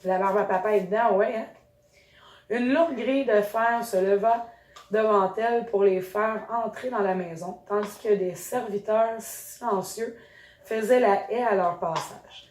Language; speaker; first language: French; native; French